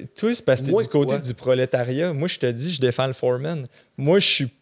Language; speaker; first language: French; native; French